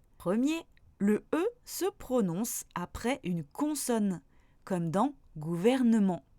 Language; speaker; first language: French; native; French